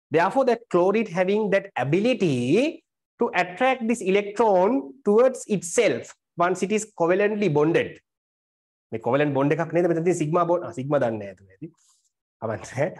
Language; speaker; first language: English; non-native, local second language; Sinhala